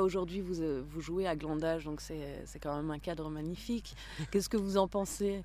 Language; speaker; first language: French; native; French